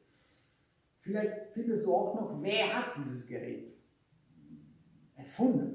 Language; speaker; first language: German; non-native, fluent; Hungarian